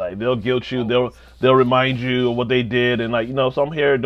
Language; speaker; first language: English; native; English